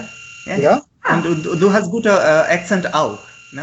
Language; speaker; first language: German; non-native, learner; Marathi